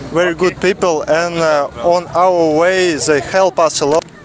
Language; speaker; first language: English; non-native, learner; Russian